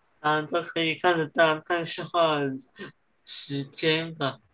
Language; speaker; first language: Chinese; early bilingual, heritage; English